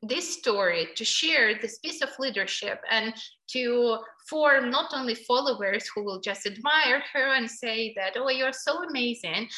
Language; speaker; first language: English; non-native, fluent; Ukrainian